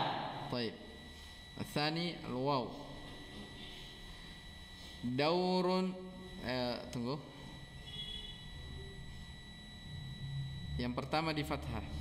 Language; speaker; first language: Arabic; non-native, fluent; Indonesian